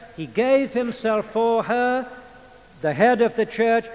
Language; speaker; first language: English; native; English